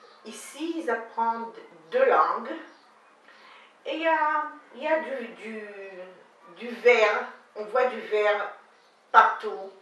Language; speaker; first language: French; non-native, learner; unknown